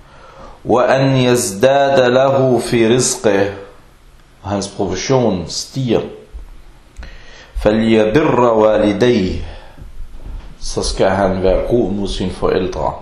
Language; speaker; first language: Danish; early bilingual, other home language; Arabic